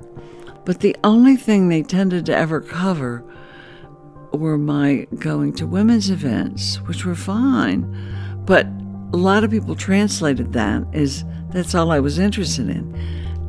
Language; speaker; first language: English; native; English